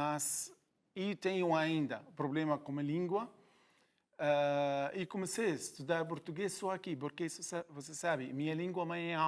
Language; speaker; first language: Portuguese; non-native, learner; Arabic